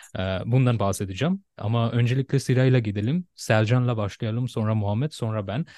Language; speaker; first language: Turkish; non-native, fluent; Bangla